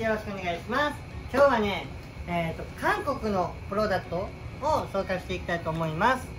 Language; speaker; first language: Japanese; native; Japanese